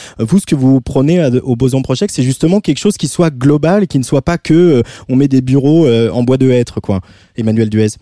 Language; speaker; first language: French; native; French